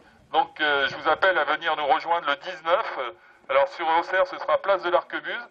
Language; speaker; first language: French; native; French